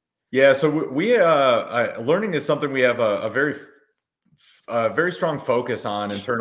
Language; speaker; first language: English; native; English